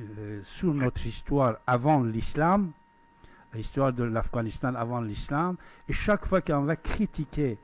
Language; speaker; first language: French; non-native, fluent; Persian